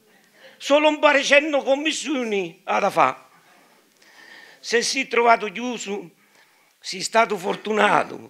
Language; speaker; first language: Italian; native; Italian